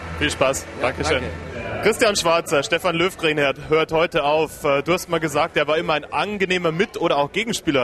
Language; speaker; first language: German; native; German